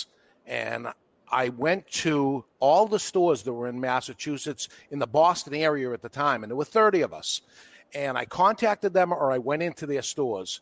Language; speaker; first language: English; native; English